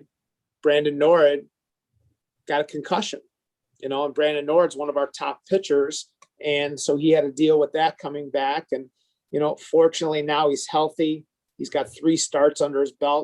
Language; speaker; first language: English; native; English